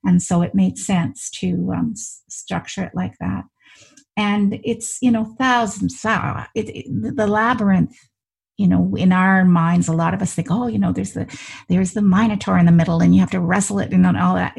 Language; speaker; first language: English; native; English